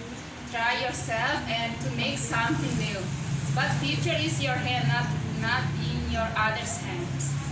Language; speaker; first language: English; non-native, learner; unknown